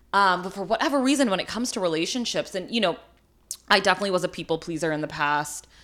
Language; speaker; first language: English; early bilingual, other home language; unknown